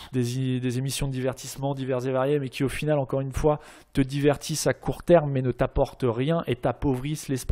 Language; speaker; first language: French; native; French